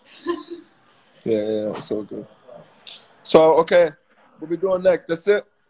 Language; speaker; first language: English; native; English